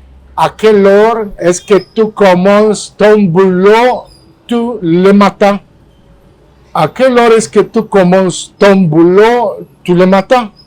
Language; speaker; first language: French; non-native, fluent; Spanish